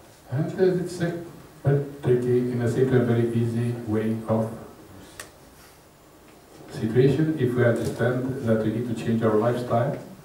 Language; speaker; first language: English; non-native, fluent; Romanian